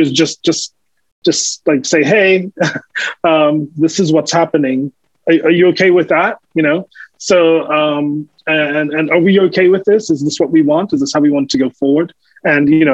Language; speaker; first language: English; native; English